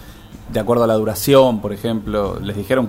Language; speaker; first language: Spanish; native; Spanish